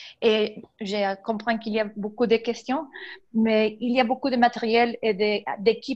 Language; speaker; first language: French; non-native, fluent; Spanish